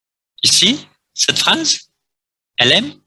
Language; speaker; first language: French; non-native, fluent; Vietnamese